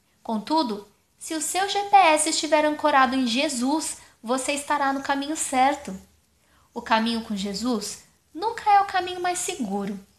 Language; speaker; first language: Portuguese; non-native, fluent; German